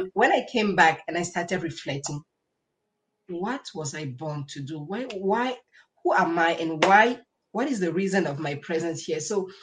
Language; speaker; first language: English; non-native, local second language; French